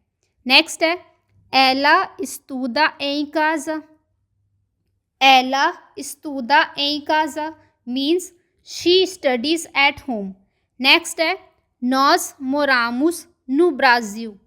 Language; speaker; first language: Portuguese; non-native, fluent; Hindi